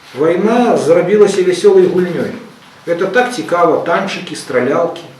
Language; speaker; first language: Belarusian; non-native, local second language; Russian